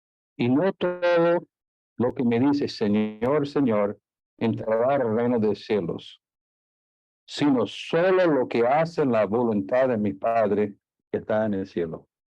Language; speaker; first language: Spanish; non-native, fluent; English